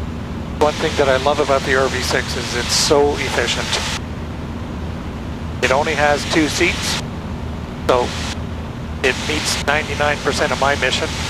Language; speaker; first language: English; native; English